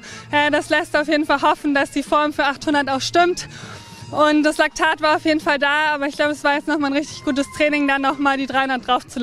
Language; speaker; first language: German; native; German